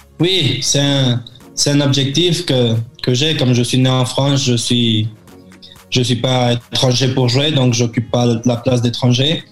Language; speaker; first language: French; early bilingual, heritage; French